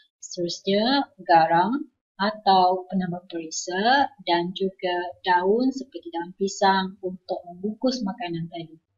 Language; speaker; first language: Malay; non-native, local second language; Iban